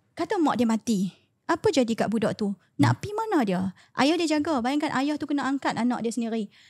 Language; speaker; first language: Malay; native; Malay